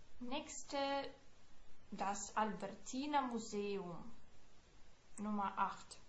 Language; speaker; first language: German; non-native, fluent; Ukrainian